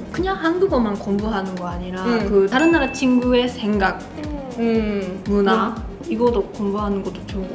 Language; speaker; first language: Korean; non-native, learner; Japanese